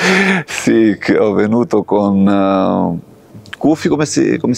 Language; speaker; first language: Italian; non-native, fluent; Georgian